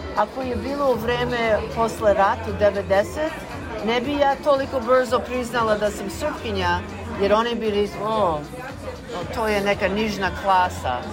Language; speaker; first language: Serbian; early bilingual, heritage; Serbian